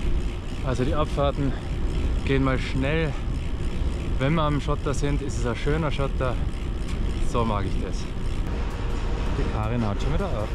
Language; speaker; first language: German; native; German